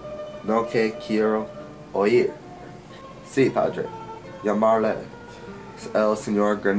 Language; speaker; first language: Spanish; non-native, learner; English